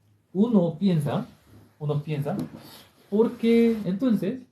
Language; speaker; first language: Spanish; non-native, learner; Korean